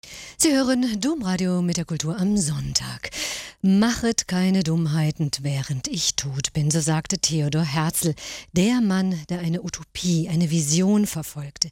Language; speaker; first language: German; native; German